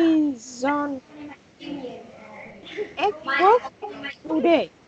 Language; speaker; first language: English; non-native, learner; Vietnamese